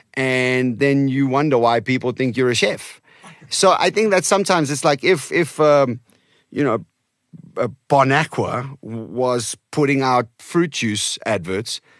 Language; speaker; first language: English; non-native, local second language; Portuguese